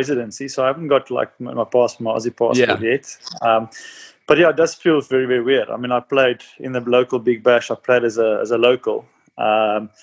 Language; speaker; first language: English; non-native, local second language; Afrikaans